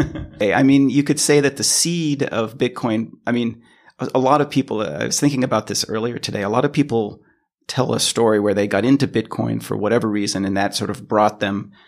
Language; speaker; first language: English; native; English